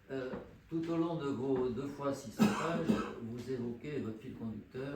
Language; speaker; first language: French; native; French